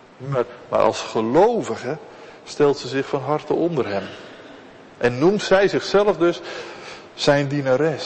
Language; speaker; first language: Dutch; native; Dutch